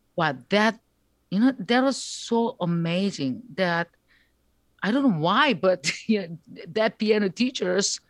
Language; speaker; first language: English; non-native, learner; Korean